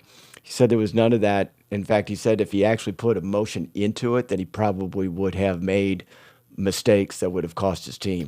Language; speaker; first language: English; native; English